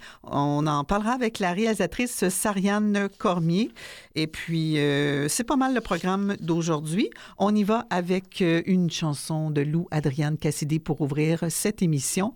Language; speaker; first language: French; native; French